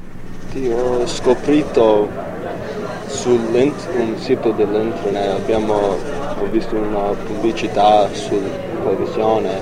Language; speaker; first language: Italian; non-native, learner; English